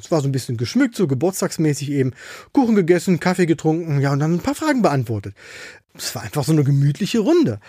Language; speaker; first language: German; native; German